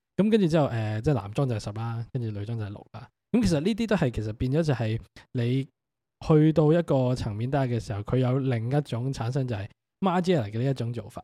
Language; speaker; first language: Cantonese; native; Cantonese